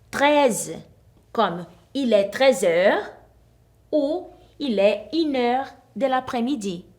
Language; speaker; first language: French; non-native, fluent; Portuguese